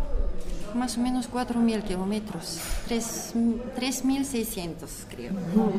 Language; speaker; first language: Spanish; non-native, learner; Bulgarian